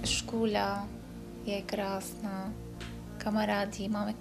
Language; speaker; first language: Czech; non-native, learner; Arabic